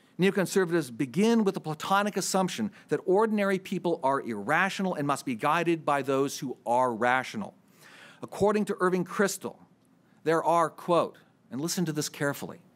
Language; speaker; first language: English; native; English